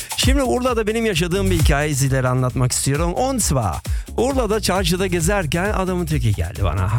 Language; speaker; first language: Turkish; native; Turkish